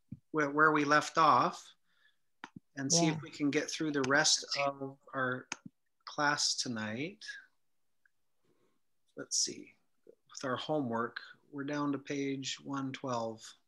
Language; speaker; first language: English; native; English